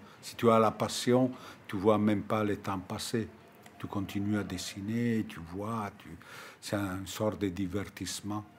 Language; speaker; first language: French; non-native, fluent; Italian